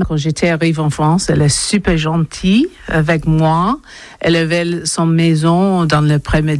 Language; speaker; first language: French; non-native, learner; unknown